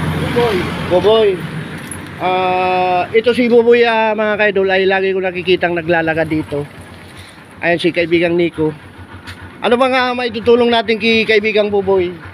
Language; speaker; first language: Filipino; non-native, local second language; Bikol